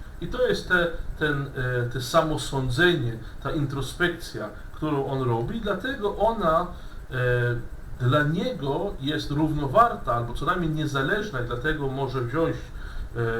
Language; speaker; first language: Polish; non-native, fluent; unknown